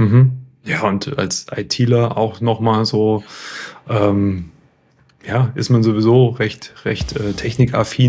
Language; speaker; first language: German; native; German